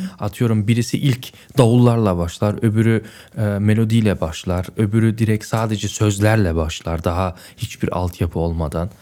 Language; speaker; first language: Turkish; native; Turkish